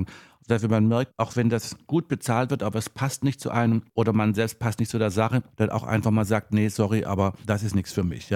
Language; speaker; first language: German; native; German